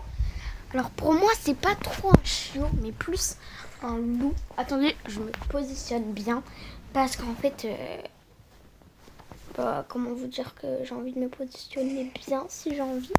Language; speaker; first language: French; native; French